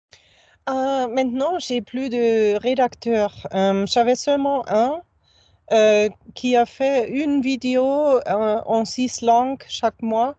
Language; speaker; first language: French; non-native, fluent; German